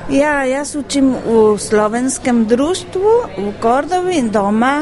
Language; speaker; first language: Slovenian; early bilingual, heritage; Spanish